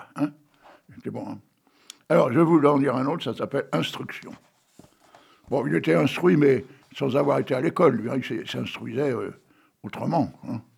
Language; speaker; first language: French; native; French